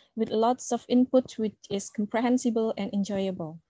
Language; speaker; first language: English; non-native, fluent; Indonesian